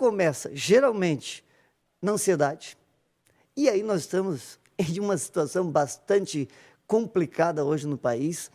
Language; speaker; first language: Portuguese; native; Portuguese